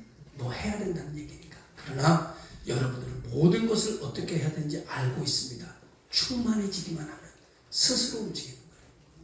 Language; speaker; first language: Korean; native; Korean